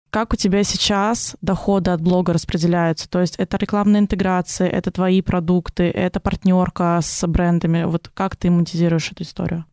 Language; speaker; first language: Russian; native; Russian